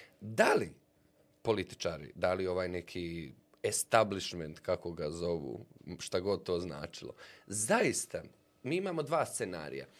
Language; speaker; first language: Bosnian; native; Bosnian